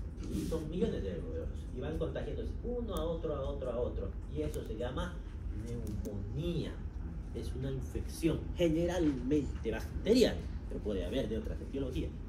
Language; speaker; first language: Spanish; native; Spanish